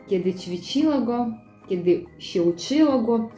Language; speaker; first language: Polish; non-native, learner; Russian